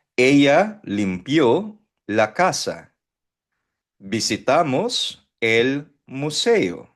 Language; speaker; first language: Spanish; non-native, fluent; Filipino